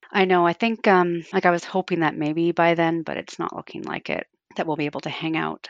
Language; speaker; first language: English; native; English